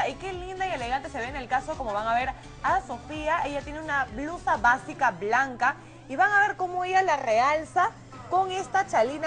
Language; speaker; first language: Spanish; native; Spanish